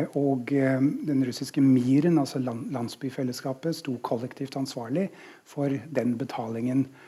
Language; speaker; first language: Norwegian; non-native, fluent; English